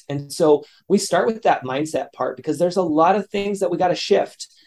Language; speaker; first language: English; native; English